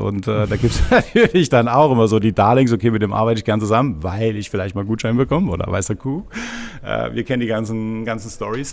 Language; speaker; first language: German; native; German